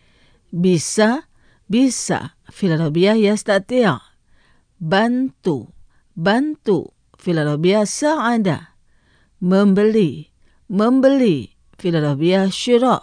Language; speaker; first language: Arabic; non-native, fluent; Indonesian